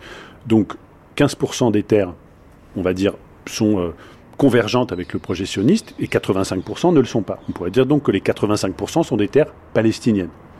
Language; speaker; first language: French; native; French